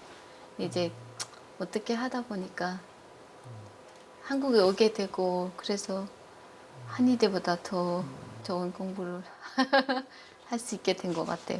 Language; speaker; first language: Korean; native; Korean